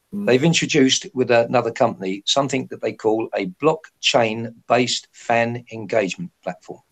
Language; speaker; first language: English; native; English